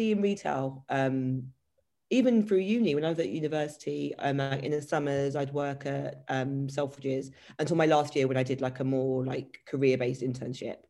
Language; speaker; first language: English; native; English